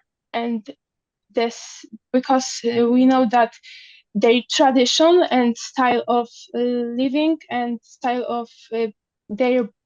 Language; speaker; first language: English; non-native, learner; Polish